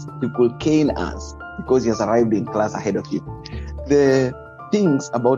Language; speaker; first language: English; non-native, local second language; Luyia